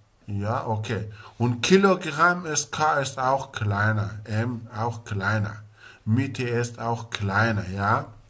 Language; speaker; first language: German; non-native, learner; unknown